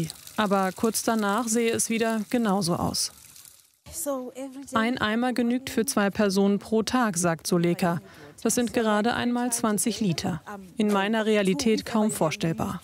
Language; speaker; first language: German; native; German